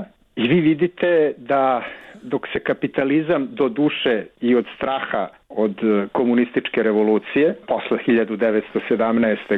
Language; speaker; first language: Serbian; native; Serbian